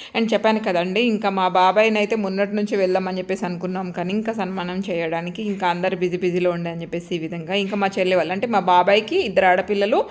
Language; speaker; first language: Telugu; native; Telugu